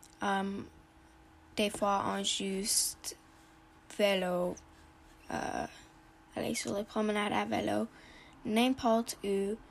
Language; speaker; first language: French; non-native, learner; English